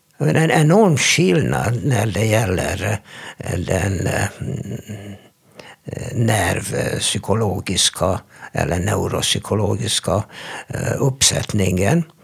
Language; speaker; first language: Swedish; non-native, fluent; Hungarian